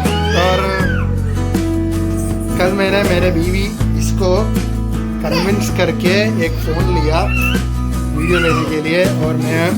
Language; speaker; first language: Hindi; non-native, local second language; Malayalam